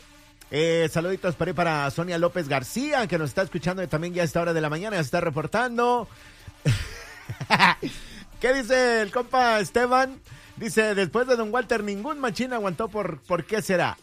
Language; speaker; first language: Spanish; native; Spanish